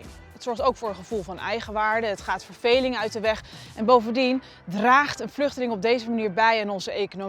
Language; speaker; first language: Dutch; native; Dutch